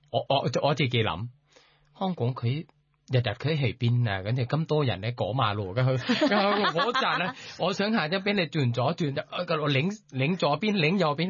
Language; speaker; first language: Cantonese; non-native, learner; Thai